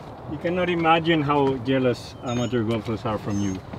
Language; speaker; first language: English; non-native, fluent; Spanish